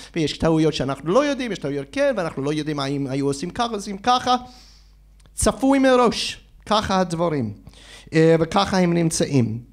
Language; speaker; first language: Hebrew; non-native, fluent; English